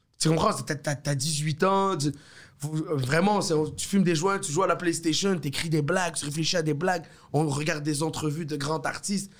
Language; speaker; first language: French; early bilingual, other home language; Arabic